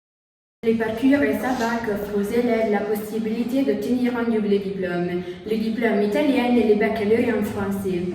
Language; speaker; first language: French; non-native, learner; Italian